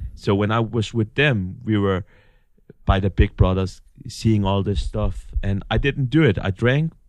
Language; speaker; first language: English; non-native, fluent; Danish